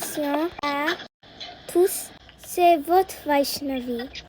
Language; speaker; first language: French; non-native, learner; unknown